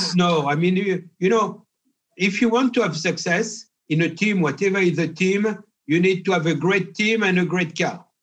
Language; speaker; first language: English; non-native, fluent; French